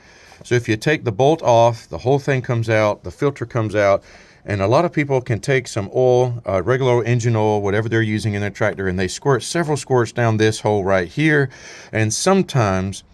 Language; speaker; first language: English; native; English